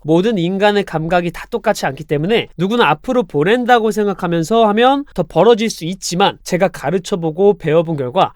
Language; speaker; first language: Korean; native; Korean